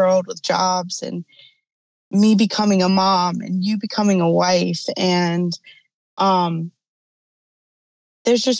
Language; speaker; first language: English; native; English